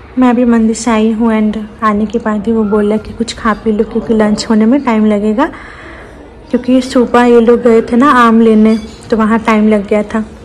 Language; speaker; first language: Hindi; native; Hindi